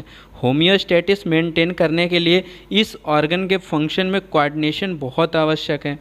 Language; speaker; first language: Hindi; native; Hindi